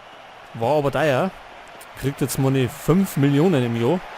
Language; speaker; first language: German; native; German